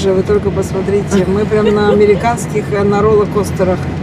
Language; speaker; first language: Russian; native; Russian